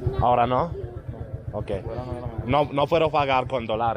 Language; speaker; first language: Spanish; non-native, learner; Hebrew